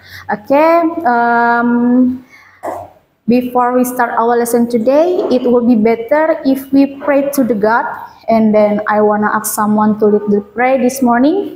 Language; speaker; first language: English; non-native, learner; Indonesian